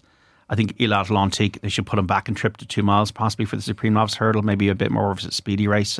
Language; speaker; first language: English; native; English